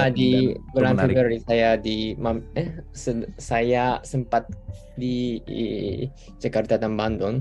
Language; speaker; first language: Indonesian; non-native, fluent; Japanese